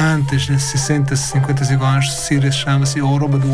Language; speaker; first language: Portuguese; non-native, learner; Arabic